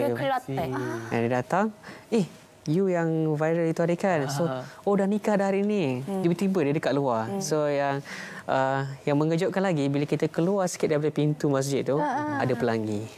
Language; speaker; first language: Malay; native; Malay